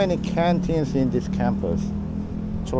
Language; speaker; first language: English; non-native, learner; Korean